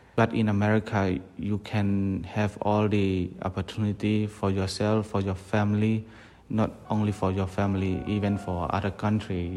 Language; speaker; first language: English; non-native, fluent; Burmese